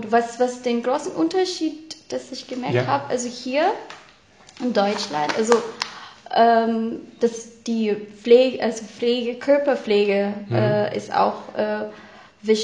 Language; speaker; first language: German; non-native, fluent; Filipino